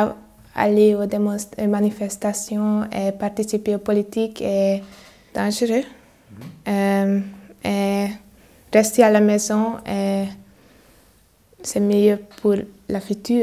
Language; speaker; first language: French; non-native, learner; Hungarian